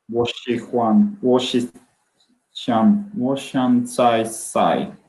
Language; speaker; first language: Chinese; non-native, learner; Swedish